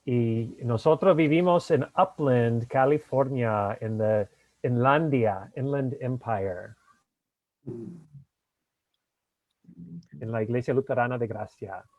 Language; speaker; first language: Spanish; non-native, fluent; English